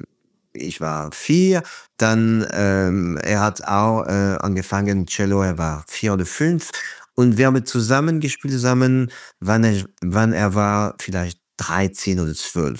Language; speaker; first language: German; non-native, fluent; French